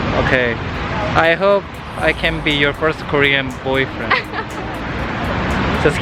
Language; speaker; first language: English; non-native, learner; Korean